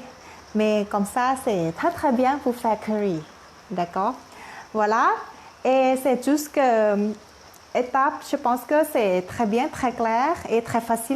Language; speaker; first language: French; non-native, learner; Thai